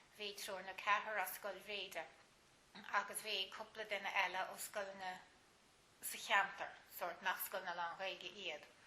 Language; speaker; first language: Irish; native; Irish